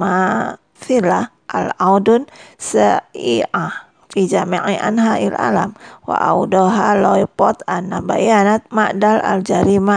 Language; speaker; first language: Arabic; non-native, fluent; Indonesian